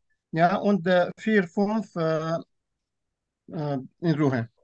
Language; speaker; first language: German; non-native, fluent; Turkish